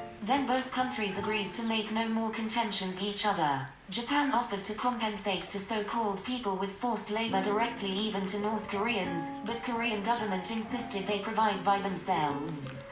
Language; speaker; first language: English; non-native, fluent; Japanese